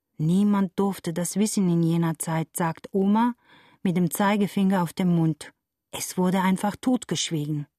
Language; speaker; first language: German; non-native, fluent; Bulgarian